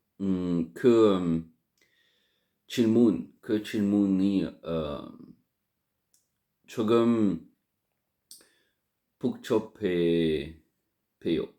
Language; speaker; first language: Korean; non-native, learner; French